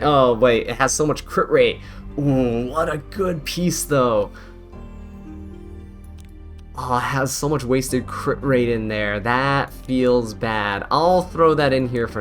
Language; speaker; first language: English; native; English